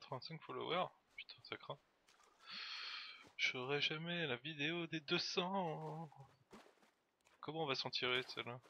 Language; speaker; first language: French; native; French